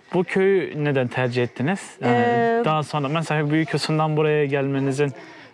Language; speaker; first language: Turkish; native; Turkish